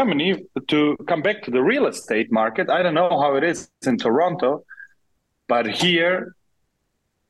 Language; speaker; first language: English; non-native, fluent; German